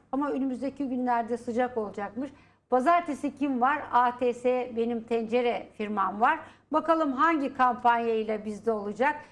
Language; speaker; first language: Turkish; native; Turkish